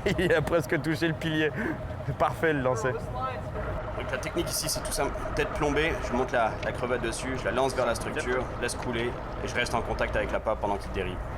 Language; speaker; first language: French; native; French